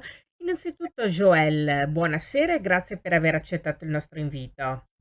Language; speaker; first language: Italian; native; Italian